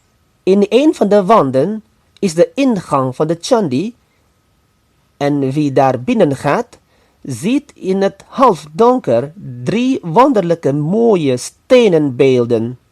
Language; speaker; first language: Dutch; non-native, fluent; Indonesian